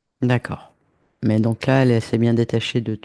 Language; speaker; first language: French; native; French